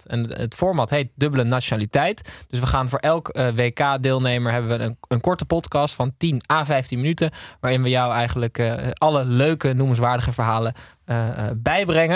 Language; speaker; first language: Dutch; native; Dutch